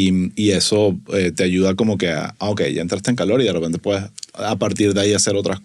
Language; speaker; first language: Spanish; native; Spanish